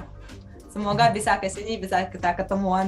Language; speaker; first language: Indonesian; non-native, fluent; Russian